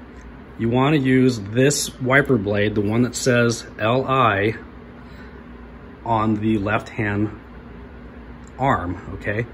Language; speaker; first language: English; native; English